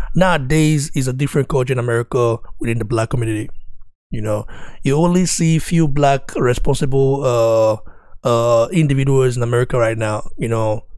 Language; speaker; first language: English; non-native, local second language; Bini